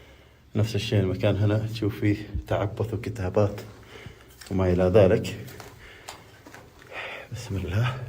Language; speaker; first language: Arabic; native; Arabic